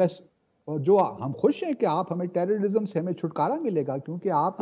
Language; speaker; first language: Urdu; native; Urdu